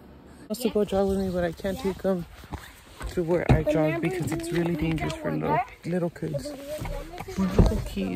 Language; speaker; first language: English; early bilingual, other home language; Spanish